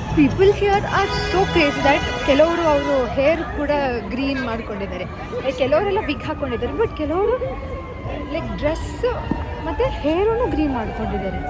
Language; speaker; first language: Kannada; non-native, local second language; Konkani